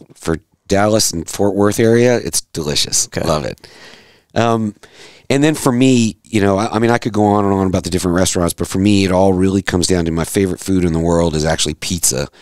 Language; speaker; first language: English; native; English